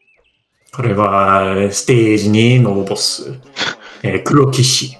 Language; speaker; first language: Japanese; non-native, learner; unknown